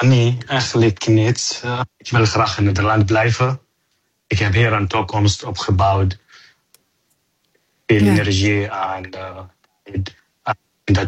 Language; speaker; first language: Dutch; non-native, learner; Arabic